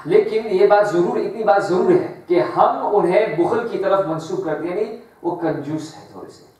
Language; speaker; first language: Urdu; early bilingual, other home language; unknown